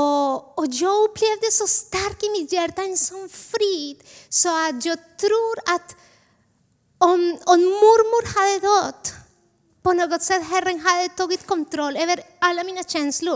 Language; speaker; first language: Swedish; non-native, fluent; Spanish